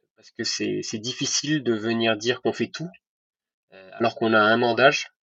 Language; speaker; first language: French; non-native, local second language; Arabic